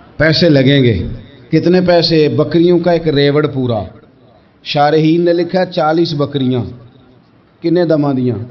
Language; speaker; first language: Urdu; non-native, local second language; Punjabi